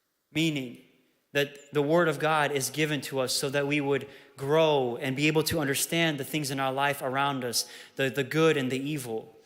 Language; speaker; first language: English; early bilingual, other home language; Ukrainian